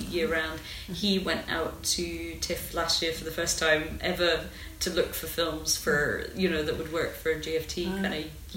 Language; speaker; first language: English; native; English